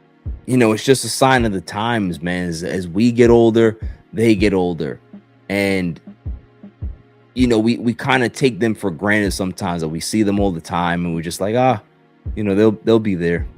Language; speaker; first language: English; native; English